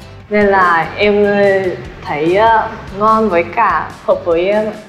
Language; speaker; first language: Vietnamese; non-native, fluent; Japanese